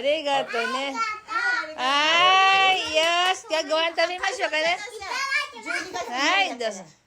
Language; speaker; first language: Japanese; non-native, learner; Filipino